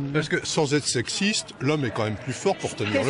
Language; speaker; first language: French; native; French